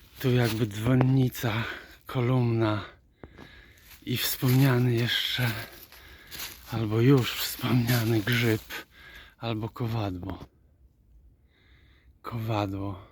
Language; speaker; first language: Polish; native; Polish